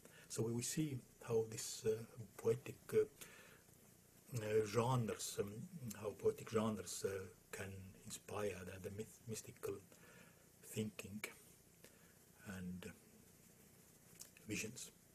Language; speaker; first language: English; non-native, fluent; Estonian